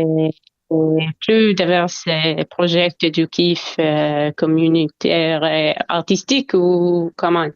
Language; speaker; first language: French; non-native, learner; Hebrew